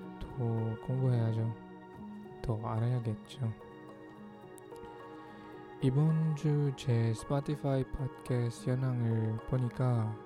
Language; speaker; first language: Korean; non-native, learner; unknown